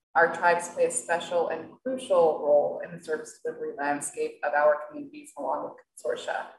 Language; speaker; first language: English; native; English